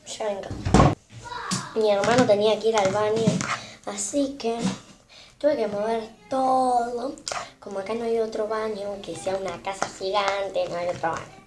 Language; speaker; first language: Spanish; native; Spanish